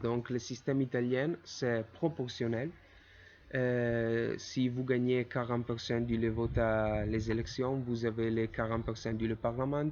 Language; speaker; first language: French; non-native, learner; Italian